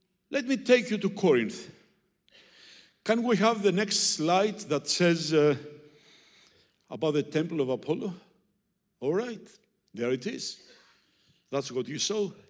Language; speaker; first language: English; non-native, fluent; Greek